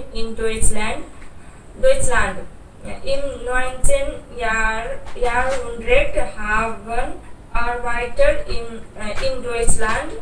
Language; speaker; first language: German; non-native, learner; Hindi